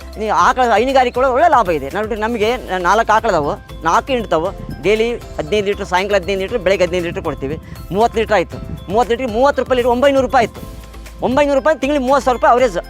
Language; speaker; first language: Kannada; native; Kannada